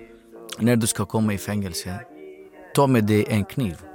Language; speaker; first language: Swedish; non-native, fluent; Greek